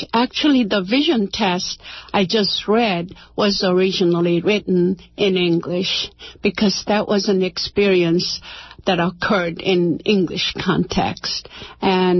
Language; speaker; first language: English; non-native, fluent; Korean